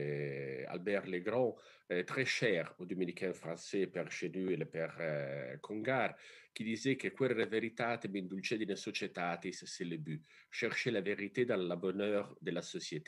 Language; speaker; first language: French; non-native, fluent; Italian